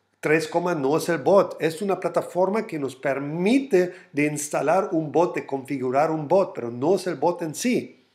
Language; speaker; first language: Spanish; non-native, fluent; German